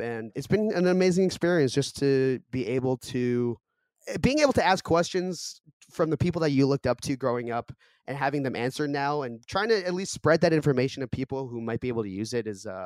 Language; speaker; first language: English; early bilingual, other home language; Korean